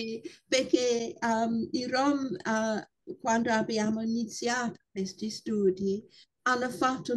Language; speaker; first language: Italian; non-native, fluent; English